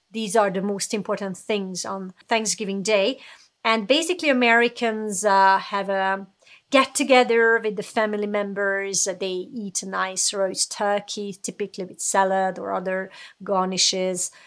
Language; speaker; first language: English; non-native, fluent; Hungarian